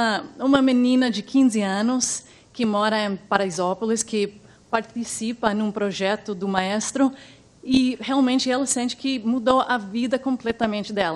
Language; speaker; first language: Portuguese; non-native, fluent; English